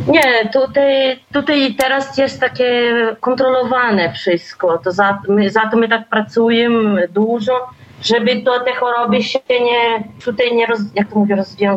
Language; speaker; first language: Polish; early bilingual, heritage; Polish